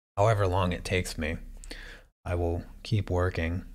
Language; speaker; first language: English; native; English